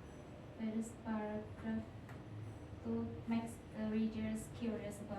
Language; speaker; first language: English; non-native, learner; Indonesian